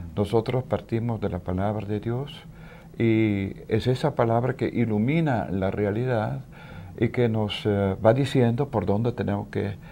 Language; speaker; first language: Spanish; non-native, fluent; Dutch